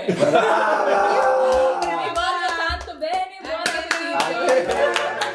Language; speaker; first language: Italian; non-native, learner; English